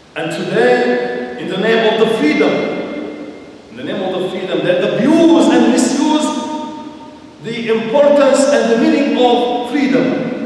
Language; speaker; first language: English; non-native, fluent; Armenian